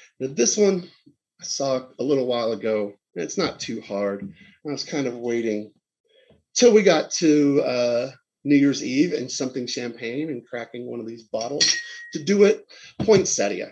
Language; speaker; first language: English; native; English